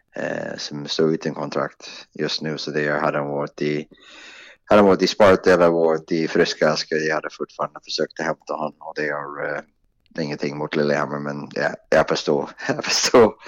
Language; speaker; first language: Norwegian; non-native, fluent; Swedish